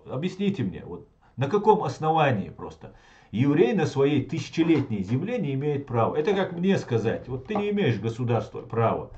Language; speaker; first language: Russian; non-native, local second language; Chechen